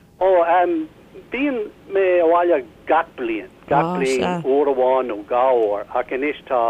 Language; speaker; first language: Irish; non-native, learner; English